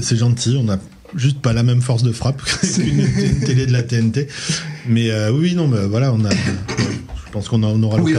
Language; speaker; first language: French; native; French